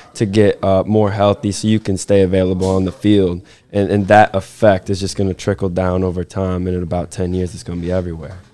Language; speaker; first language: English; native; English